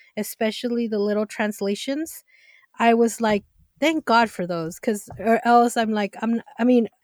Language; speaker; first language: English; early bilingual, other home language; Spanish